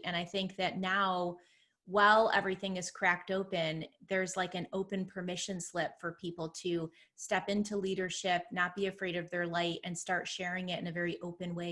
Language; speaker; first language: English; native; English